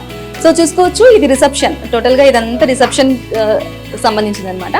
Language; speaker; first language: Telugu; native; Telugu